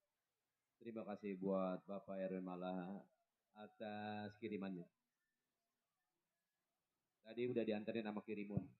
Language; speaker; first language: Malay; native; Malay